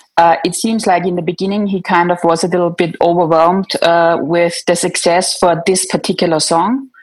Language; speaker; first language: English; non-native, fluent; German